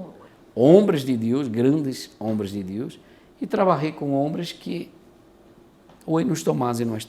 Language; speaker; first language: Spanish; non-native, fluent; Portuguese